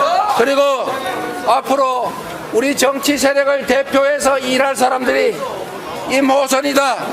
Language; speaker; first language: Korean; native; Korean